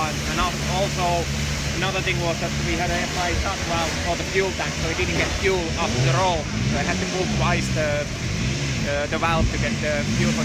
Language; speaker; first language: English; non-native, fluent; Finnish